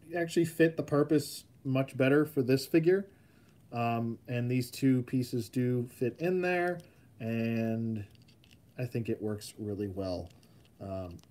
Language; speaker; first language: English; native; English